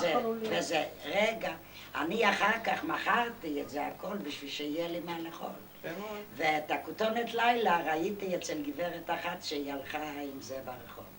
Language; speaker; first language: Hebrew; non-native, fluent; Yiddish